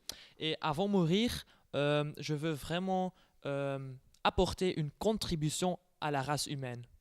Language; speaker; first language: French; non-native, learner; Dutch